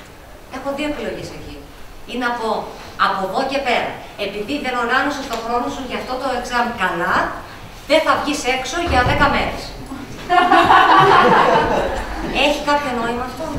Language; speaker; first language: Greek; native; Greek